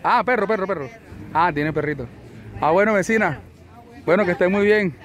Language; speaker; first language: Spanish; native; Spanish